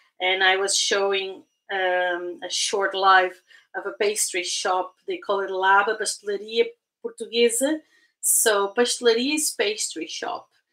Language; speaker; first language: English; non-native, fluent; Portuguese